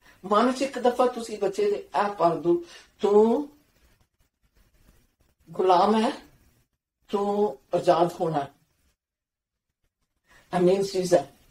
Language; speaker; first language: Punjabi; native; Punjabi